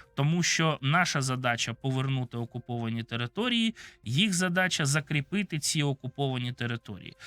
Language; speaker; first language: Ukrainian; non-native, local second language; Russian